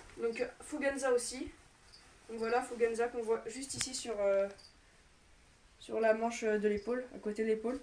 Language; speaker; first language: French; native; French